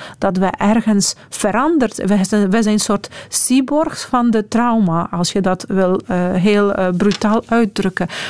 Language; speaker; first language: Dutch; non-native, fluent; Polish